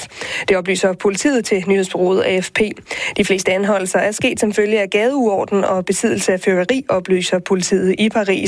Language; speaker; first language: Danish; native; Danish